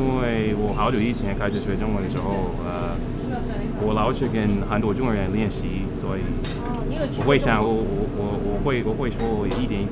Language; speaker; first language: Chinese; non-native, fluent; English